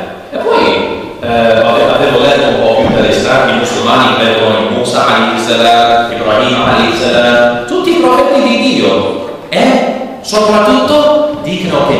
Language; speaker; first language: Italian; non-native, learner; English